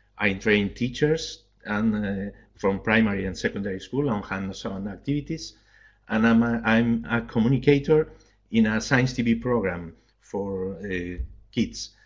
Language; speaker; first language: English; non-native, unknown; Spanish